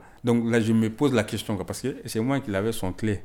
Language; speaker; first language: French; non-native, local second language; Bambara